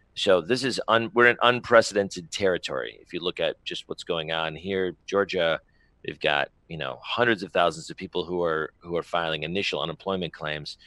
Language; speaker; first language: English; native; English